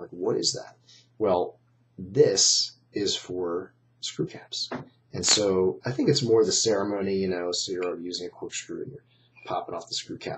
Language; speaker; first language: English; native; English